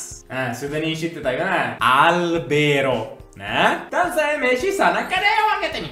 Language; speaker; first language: Japanese; non-native, fluent; Italian